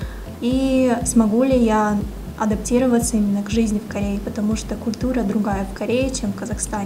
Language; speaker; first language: Russian; non-native, local second language; Kazakh